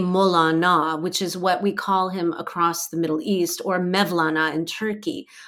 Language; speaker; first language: English; early bilingual, other home language; Persian